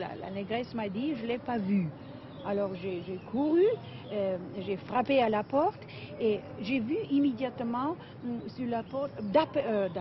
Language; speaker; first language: French; non-native, fluent; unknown